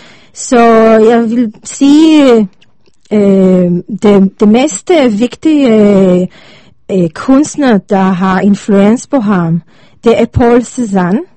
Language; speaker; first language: Danish; non-native, learner; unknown